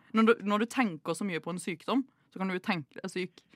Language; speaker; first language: Norwegian; native; Norwegian